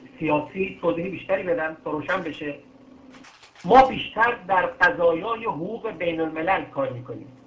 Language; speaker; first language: Persian; non-native, local second language; Arabic